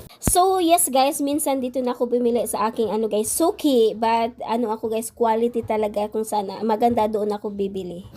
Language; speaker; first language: Filipino; non-native, local second language; Cebuano